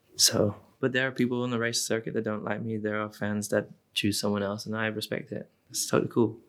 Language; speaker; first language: English; native; English